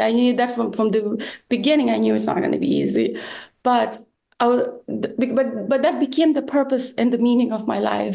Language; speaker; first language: English; non-native, fluent; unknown